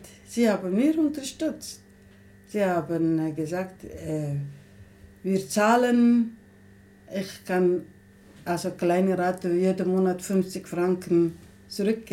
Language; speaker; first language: German; non-native, learner; Somali